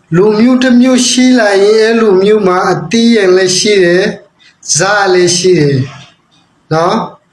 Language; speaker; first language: Burmese; non-native, local second language; Rohingya